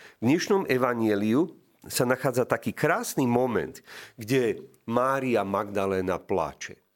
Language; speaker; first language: Slovak; native; Slovak